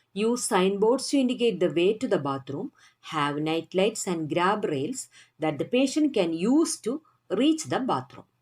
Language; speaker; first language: English; non-native, local second language; Malayalam